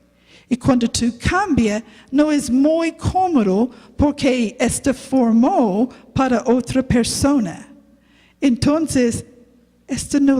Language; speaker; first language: Spanish; non-native, learner; English